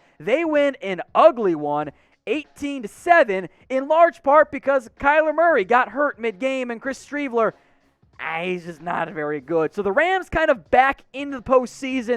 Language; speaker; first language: English; native; English